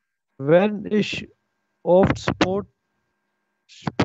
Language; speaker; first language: German; non-native, learner; Urdu